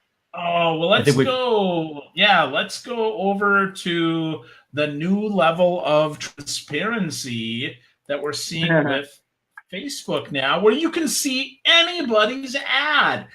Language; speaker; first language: English; native; English